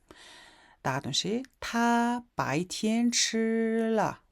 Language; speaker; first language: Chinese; non-native, fluent; Mongolian